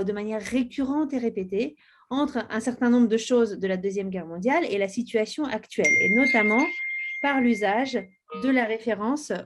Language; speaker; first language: French; native; French